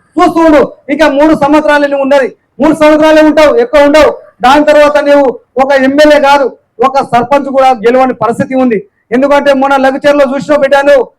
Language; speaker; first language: Telugu; non-native, local second language; Lambadi